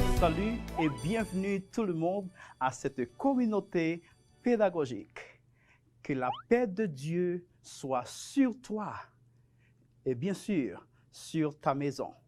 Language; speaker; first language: French; non-native, fluent; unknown